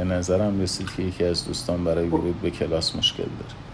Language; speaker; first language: Persian; native; Persian